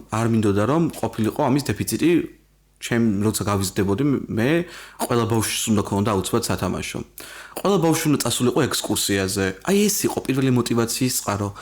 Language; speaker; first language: Georgian; native; Georgian